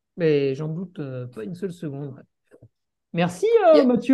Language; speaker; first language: French; native; French